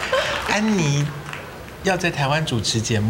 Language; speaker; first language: Chinese; native; Chinese